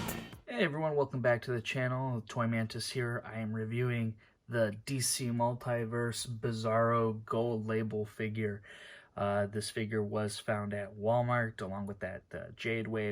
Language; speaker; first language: English; native; English